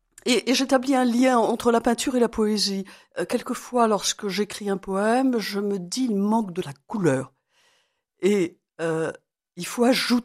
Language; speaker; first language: French; native; French